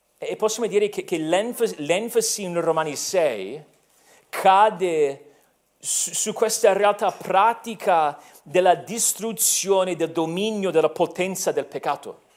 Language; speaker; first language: Italian; non-native, fluent; English